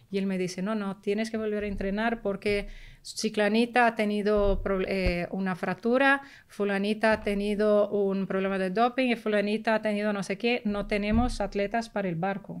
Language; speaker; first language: Spanish; early bilingual, heritage; Spanish